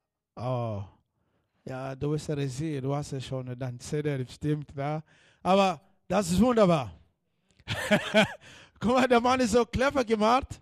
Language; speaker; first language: German; non-native, fluent; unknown